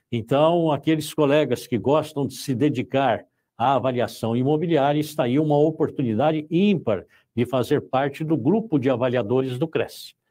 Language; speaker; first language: Portuguese; native; Portuguese